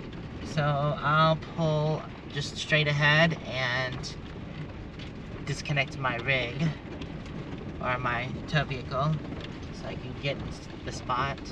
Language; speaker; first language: English; native; English